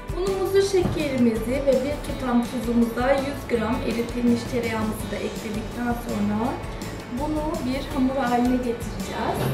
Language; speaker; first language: Turkish; early bilingual, heritage; Turkish